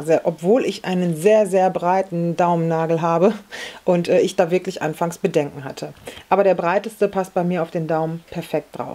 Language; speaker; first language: German; native; German